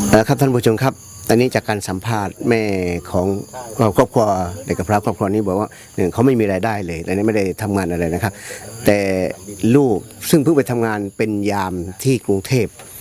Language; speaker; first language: Thai; non-native, local second language; Pattani Malay